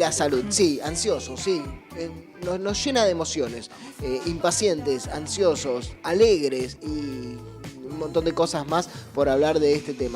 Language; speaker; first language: Spanish; native; Spanish